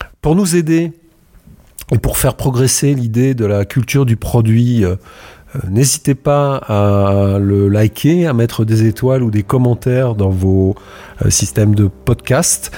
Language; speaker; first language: French; native; French